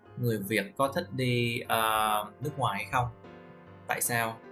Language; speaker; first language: Vietnamese; native; Vietnamese